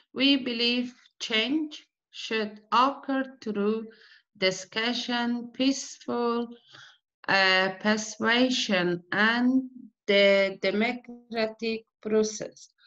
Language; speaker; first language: English; non-native, learner; Persian